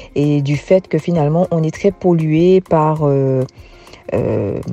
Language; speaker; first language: French; native; French